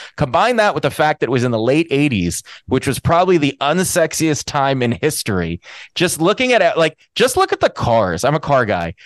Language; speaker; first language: English; native; English